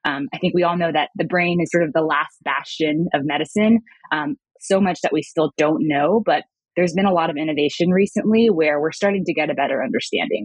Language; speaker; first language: English; native; English